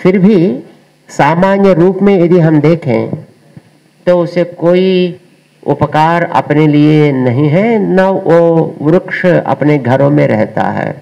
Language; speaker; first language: Hindi; non-native, local second language; Telugu